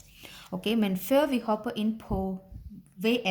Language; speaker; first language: Danish; non-native, fluent; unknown